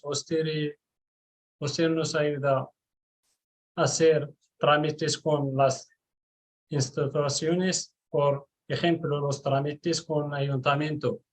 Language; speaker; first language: Spanish; non-native, learner; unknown